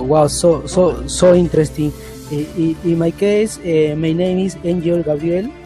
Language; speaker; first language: English; non-native, learner; Spanish